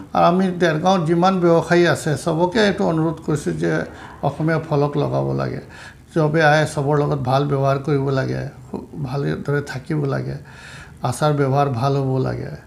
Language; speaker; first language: Assamese; non-native, local second language; Marwari